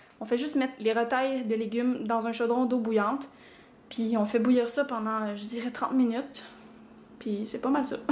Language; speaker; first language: French; native; French